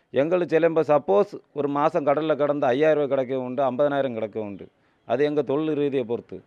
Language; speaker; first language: Tamil; native; Tamil